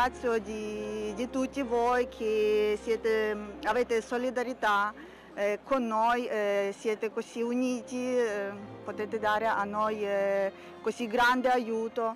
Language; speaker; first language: Italian; non-native, learner; Ukrainian